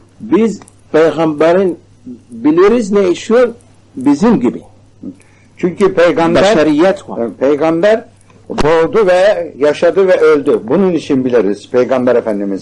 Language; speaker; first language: Turkish; non-native, learner; Arabic